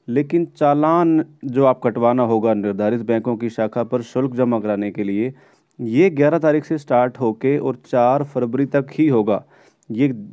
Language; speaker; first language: Hindi; native; Hindi